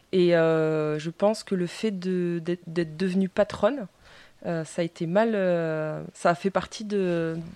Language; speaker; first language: French; non-native, fluent; Spanish